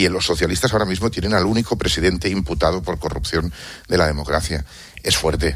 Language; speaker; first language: Spanish; native; Spanish